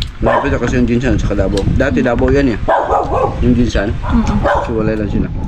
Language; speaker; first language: Filipino; non-native, local second language; Cebuano